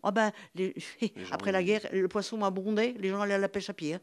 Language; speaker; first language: French; native; French